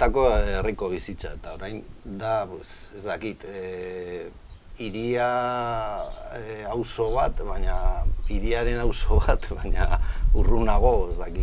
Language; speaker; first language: Basque; non-native, local second language; Spanish